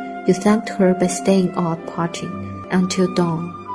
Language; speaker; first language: English; non-native, fluent; Chinese